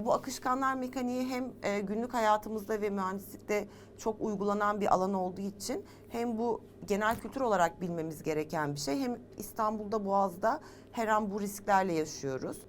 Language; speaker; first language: Turkish; native; Turkish